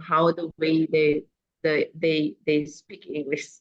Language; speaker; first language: English; non-native, learner; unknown